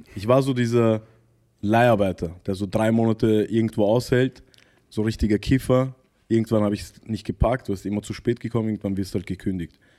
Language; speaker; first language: German; early bilingual, other home language; Arabic